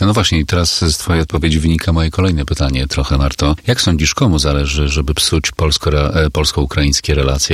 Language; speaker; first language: Polish; native; Polish